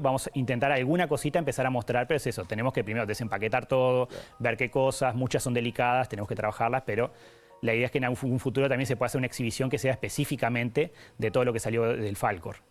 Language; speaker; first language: Spanish; native; Spanish